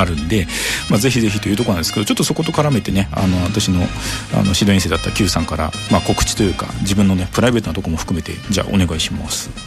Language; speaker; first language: Japanese; native; Japanese